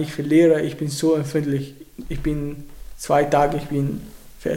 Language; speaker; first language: German; non-native, learner; Arabic